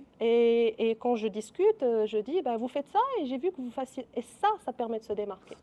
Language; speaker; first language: French; non-native, local second language; Arabic